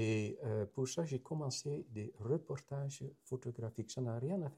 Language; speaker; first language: French; non-native, fluent; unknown